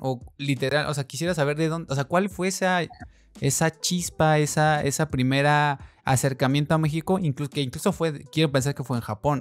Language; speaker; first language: Spanish; native; Spanish